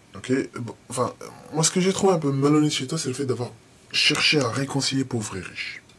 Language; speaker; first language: French; non-native, local second language; Arabic